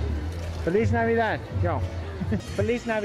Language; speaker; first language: Spanish; non-native, learner; English